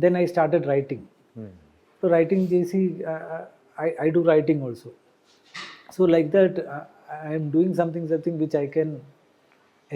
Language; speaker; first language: Telugu; non-native, learner; Malayalam